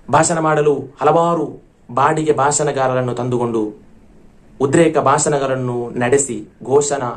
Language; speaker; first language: Kannada; native; Kannada